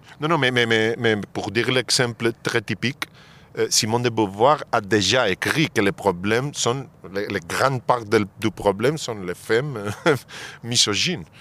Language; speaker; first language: French; non-native, fluent; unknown